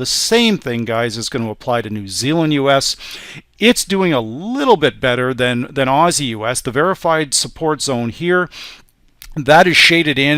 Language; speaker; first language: English; native; English